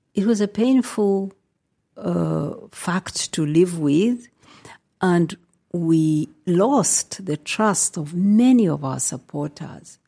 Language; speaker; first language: English; non-native, local second language; Nyankole